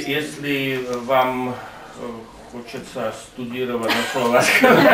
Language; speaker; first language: Russian; non-native, learner; Slovak